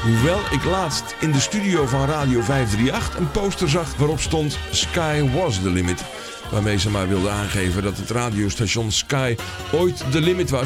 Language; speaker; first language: Dutch; native; Dutch